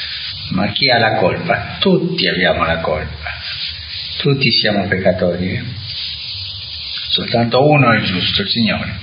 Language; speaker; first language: Italian; non-native, fluent; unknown